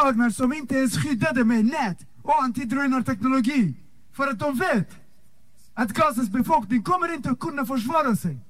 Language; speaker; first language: Swedish; non-native, fluent; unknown